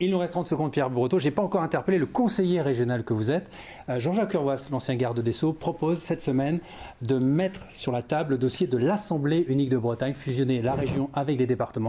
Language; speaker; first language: French; native; French